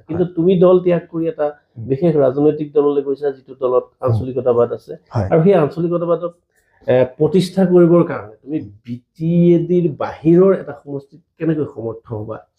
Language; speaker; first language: Assamese; native; Assamese